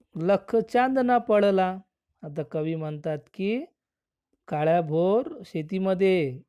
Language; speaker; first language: Marathi; non-native, local second language; Urdu